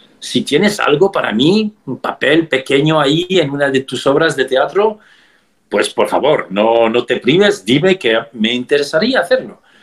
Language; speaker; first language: Spanish; early bilingual, heritage; Spanish